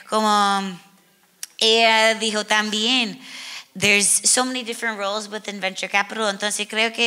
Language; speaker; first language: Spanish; non-native, learner; English